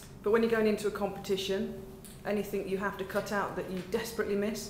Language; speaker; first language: English; native; English